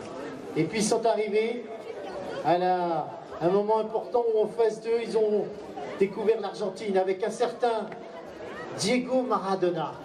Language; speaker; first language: French; native; French